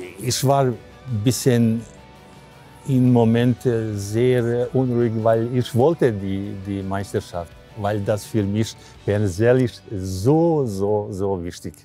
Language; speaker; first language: German; non-native, learner; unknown